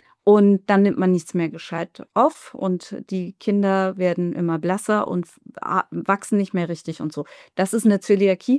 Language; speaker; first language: German; native; German